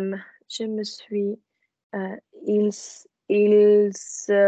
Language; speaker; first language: French; non-native, learner; English